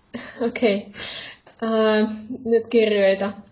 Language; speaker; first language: Finnish; non-native, fluent; Russian